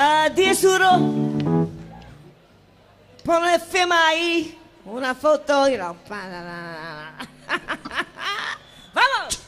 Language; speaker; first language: Spanish; non-native, learner; English